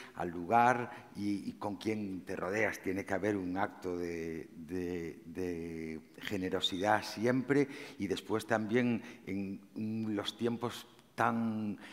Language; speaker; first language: Spanish; native; Spanish